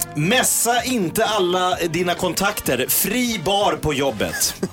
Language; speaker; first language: Swedish; native; Swedish